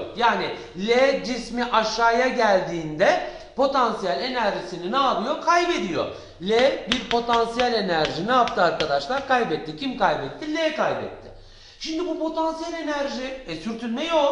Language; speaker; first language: Turkish; native; Turkish